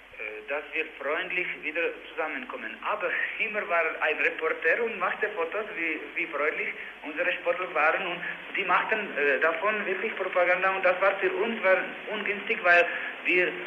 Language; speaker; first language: German; non-native, learner; Czech